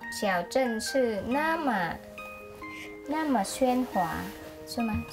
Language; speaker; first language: Chinese; non-native, fluent; Vietnamese